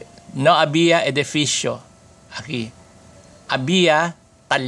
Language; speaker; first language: Spanish; non-native, fluent; Filipino